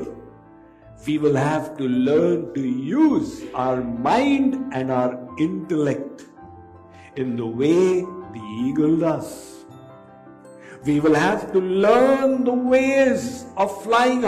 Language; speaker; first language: English; non-native, local second language; Hindi